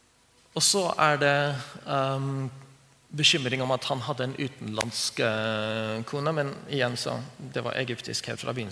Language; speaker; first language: Norwegian; non-native, fluent; English